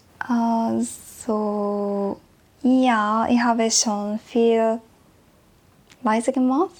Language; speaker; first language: German; non-native, learner; Japanese